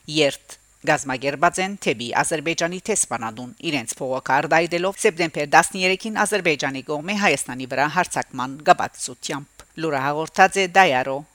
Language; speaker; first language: Armenian; early bilingual, heritage; Armenian